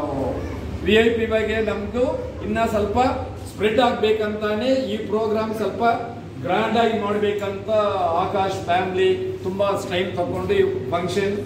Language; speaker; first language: Kannada; non-native, local second language; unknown